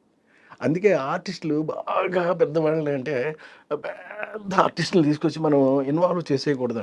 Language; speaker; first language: Telugu; native; Telugu